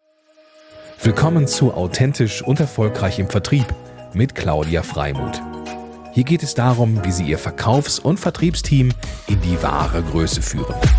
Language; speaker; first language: German; native; German